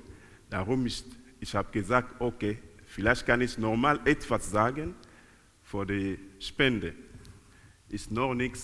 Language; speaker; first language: German; non-native, learner; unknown